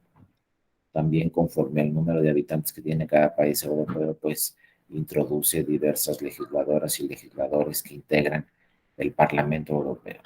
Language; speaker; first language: Spanish; native; Spanish